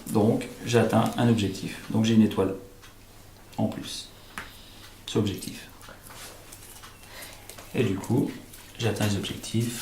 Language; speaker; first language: French; native; French